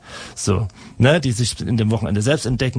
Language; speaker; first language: German; native; German